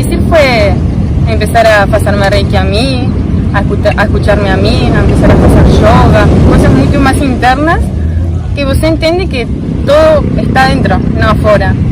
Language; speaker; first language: Portuguese; non-native, learner; Spanish